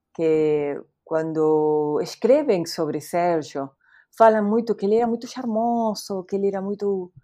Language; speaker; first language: Portuguese; non-native, fluent; Spanish